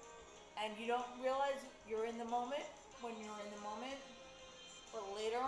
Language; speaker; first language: English; native; English